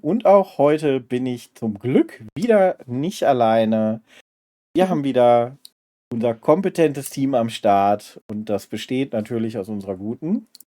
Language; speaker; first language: German; native; German